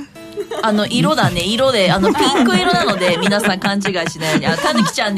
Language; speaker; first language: Japanese; native; Japanese